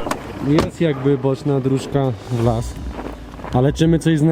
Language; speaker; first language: Polish; native; Polish